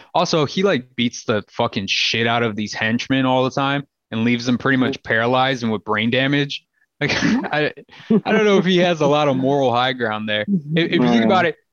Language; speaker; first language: English; native; English